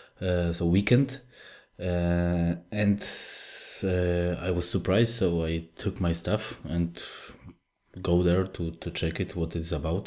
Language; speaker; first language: English; non-native, fluent; Polish